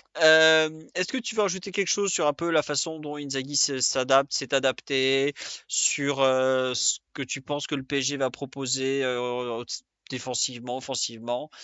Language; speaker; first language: French; native; French